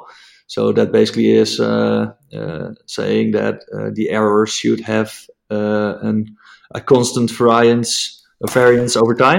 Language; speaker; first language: English; non-native, fluent; Dutch